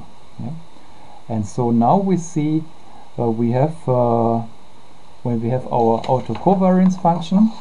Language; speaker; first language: English; non-native, fluent; German